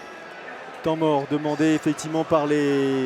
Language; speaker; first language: French; native; French